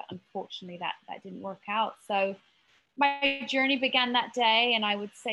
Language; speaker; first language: English; native; English